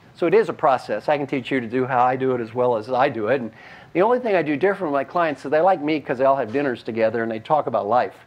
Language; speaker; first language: English; native; English